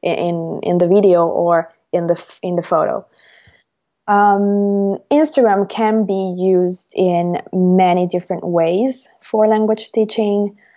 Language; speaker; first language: English; non-native, fluent; Italian